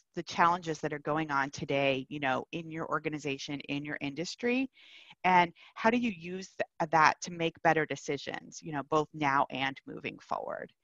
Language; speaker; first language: English; native; English